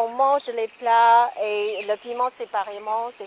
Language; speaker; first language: French; non-native, fluent; Chinese